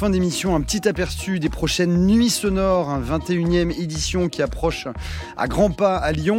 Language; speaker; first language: French; native; French